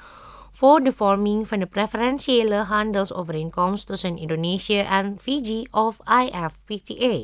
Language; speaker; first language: Dutch; non-native, fluent; Indonesian